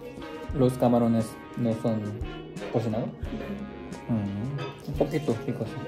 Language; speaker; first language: Spanish; non-native, learner; Korean